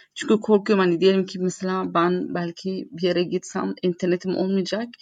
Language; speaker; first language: Turkish; non-native, fluent; Arabic